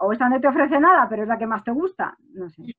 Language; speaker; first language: Spanish; native; Spanish